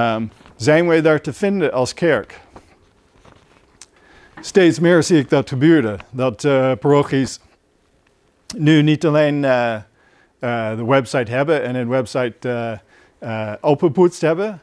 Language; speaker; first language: Dutch; non-native, fluent; English